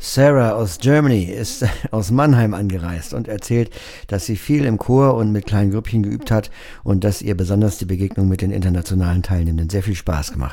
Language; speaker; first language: German; native; German